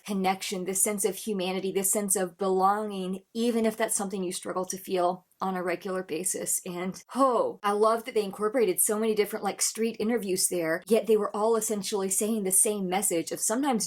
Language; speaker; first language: English; native; English